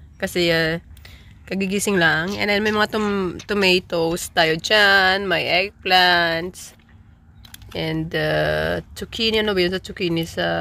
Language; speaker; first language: Filipino; native; Filipino